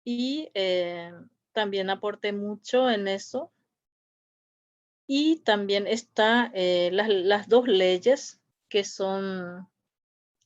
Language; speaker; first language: Spanish; non-native, local second language; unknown